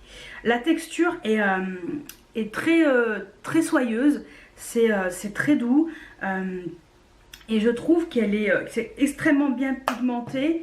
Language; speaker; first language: French; native; French